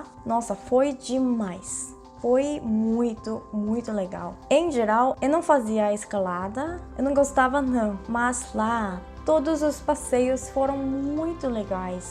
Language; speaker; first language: Portuguese; non-native, fluent; Korean